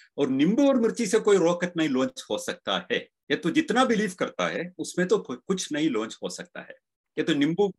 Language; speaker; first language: Hindi; non-native, local second language; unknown